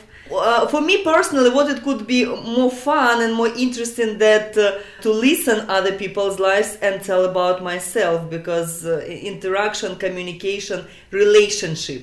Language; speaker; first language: English; non-native, learner; Russian